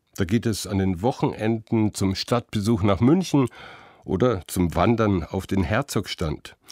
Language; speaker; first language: German; native; German